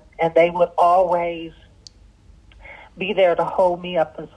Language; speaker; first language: English; early bilingual, other home language; Arabic